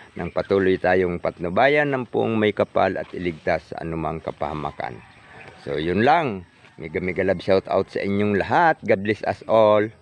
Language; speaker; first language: Filipino; non-native, local second language; Cebuano